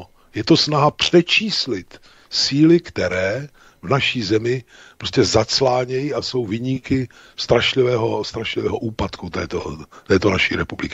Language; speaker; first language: Czech; native; Czech